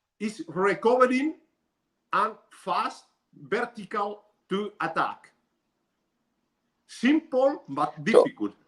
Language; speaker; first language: English; non-native, learner; Spanish